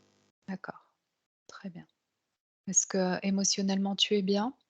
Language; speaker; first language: French; native; French